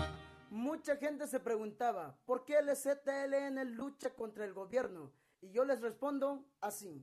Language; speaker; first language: Spanish; native; Spanish